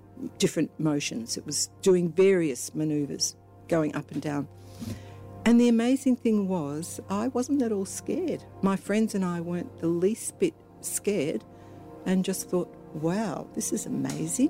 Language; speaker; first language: English; native; English